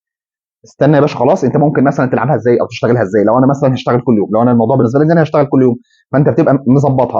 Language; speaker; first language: Arabic; native; Arabic